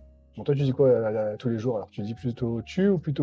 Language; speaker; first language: French; native; French